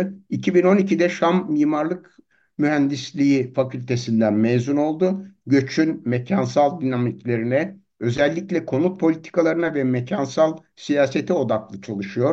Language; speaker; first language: Turkish; native; Turkish